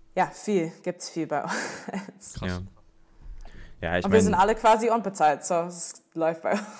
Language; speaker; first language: German; non-native, fluent; English